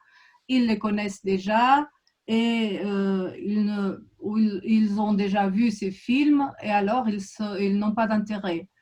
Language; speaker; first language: French; non-native, fluent; Portuguese